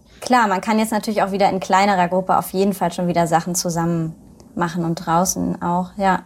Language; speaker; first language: German; native; German